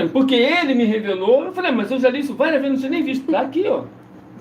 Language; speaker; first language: Portuguese; native; Portuguese